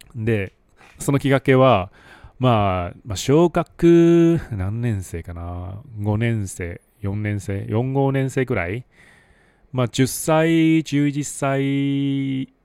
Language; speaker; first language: Japanese; non-native, fluent; Chinese